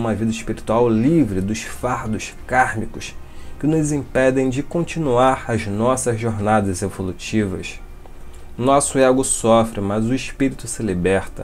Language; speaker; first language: Portuguese; native; Portuguese